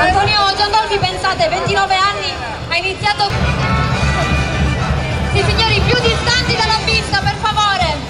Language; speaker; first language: Italian; native; Italian